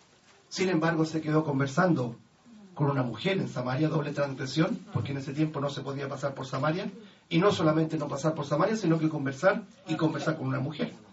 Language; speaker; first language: Spanish; native; Spanish